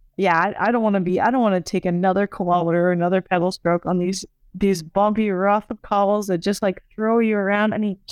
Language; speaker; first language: English; native; English